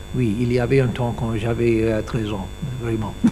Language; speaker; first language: French; non-native, learner; English